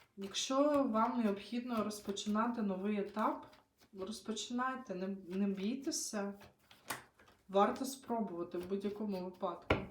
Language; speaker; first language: Ukrainian; non-native, local second language; Russian